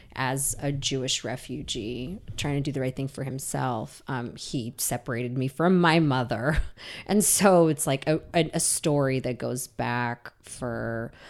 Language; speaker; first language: English; early bilingual, other home language; Russian